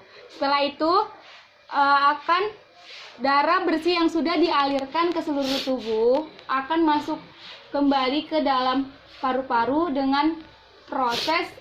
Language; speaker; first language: Indonesian; native; Indonesian